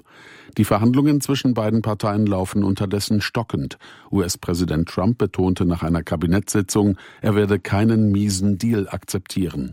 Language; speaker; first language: German; native; German